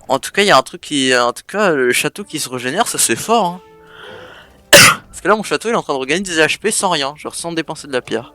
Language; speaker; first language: French; native; French